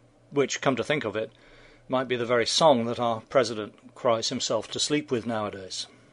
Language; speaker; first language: English; native; English